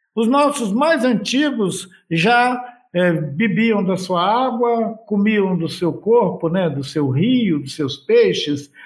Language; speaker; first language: Portuguese; native; Portuguese